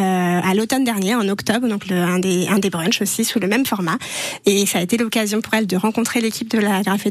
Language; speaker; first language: French; native; French